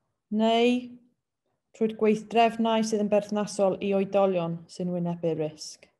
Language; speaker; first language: Welsh; native; Welsh